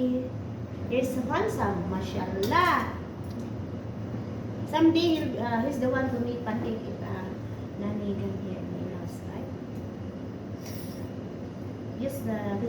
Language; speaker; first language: English; non-native, learner; Filipino